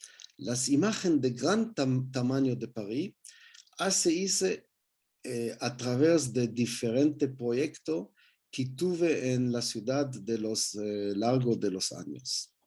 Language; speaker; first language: Spanish; non-native, learner; Hebrew